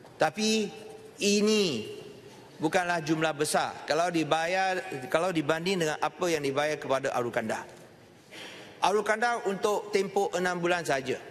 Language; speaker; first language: Malay; non-native, local second language; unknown